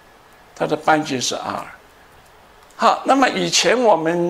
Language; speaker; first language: Chinese; native; Chinese